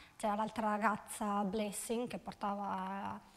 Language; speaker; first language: Italian; non-native, fluent; Albanian